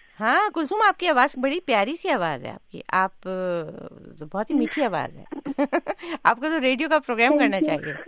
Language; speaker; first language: Urdu; native; Urdu